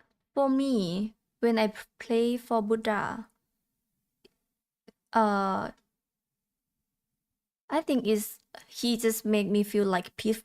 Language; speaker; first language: English; non-native, learner; Thai